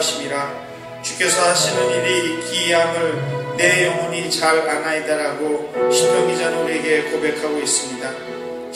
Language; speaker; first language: Korean; native; Korean